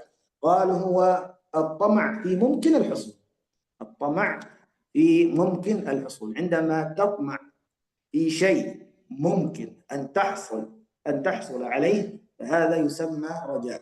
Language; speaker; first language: Arabic; native; Arabic